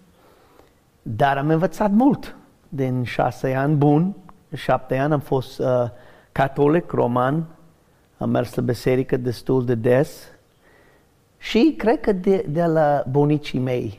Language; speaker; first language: Romanian; non-native, learner; English